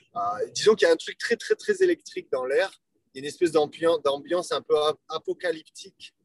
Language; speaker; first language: French; native; French